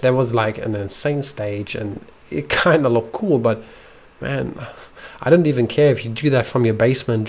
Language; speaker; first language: English; non-native, fluent; German